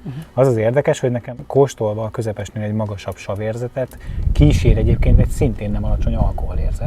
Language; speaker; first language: Hungarian; native; Hungarian